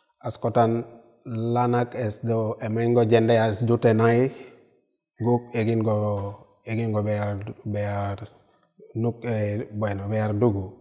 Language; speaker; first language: Basque; non-native, learner; Wolof